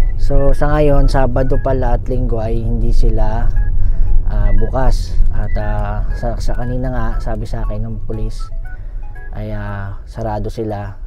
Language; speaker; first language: Filipino; native; Filipino